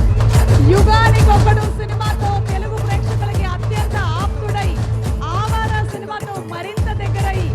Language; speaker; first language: Telugu; native; Telugu